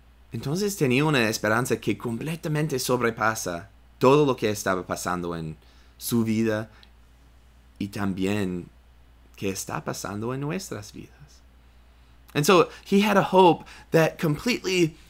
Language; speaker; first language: Spanish; non-native, fluent; English